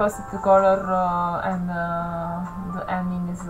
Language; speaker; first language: English; non-native, learner; Italian